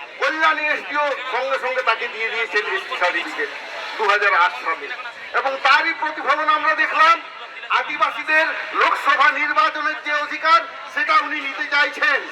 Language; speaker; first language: Bangla; non-native, local second language; Santali